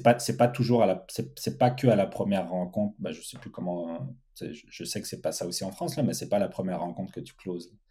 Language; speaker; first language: French; early bilingual, other home language; Portuguese